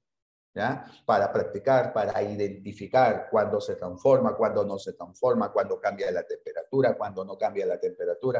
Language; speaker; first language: Spanish; native; Spanish